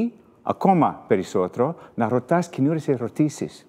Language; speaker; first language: Greek; early bilingual, heritage; Greek